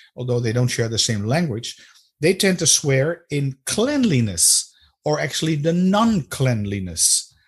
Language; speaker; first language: English; non-native, fluent; Dutch